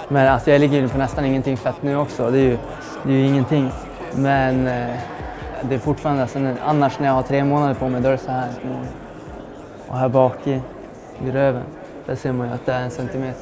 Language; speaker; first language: Swedish; native; Swedish